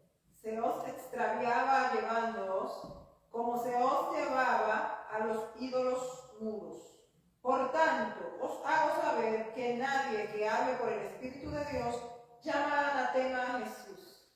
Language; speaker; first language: Spanish; native; Spanish